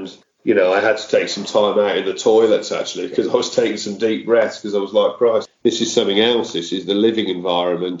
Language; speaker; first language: English; native; English